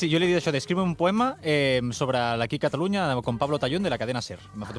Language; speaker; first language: Catalan; native; Catalan